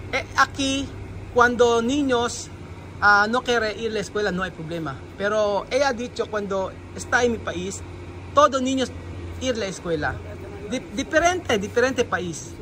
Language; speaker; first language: Spanish; non-native, learner; Filipino